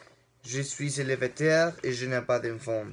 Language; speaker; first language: French; non-native, learner; Spanish